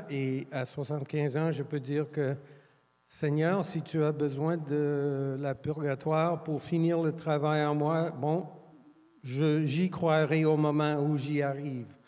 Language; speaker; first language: French; non-native, fluent; English